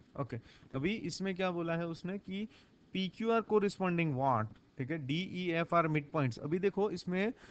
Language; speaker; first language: Hindi; non-native, local second language; Gujarati